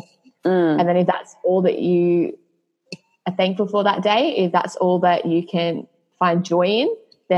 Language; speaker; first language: English; native; English